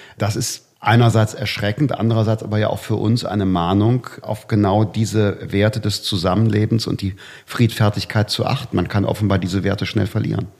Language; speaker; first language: German; native; German